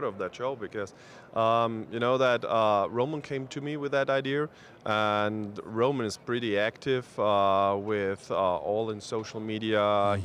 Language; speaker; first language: English; non-native, fluent; German